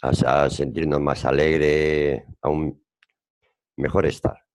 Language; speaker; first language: Spanish; native; Spanish